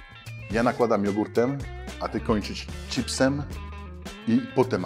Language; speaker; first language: Polish; non-native, fluent; French